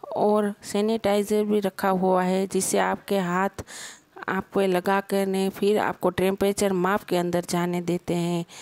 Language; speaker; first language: Hindi; non-native, local second language; Gujarati